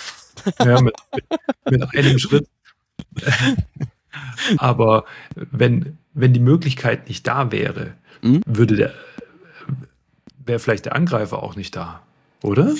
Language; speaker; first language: German; native; German